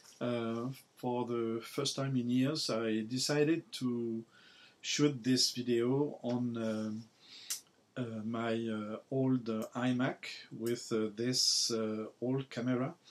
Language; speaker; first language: English; non-native, learner; French